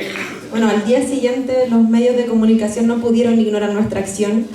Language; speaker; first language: Spanish; native; Spanish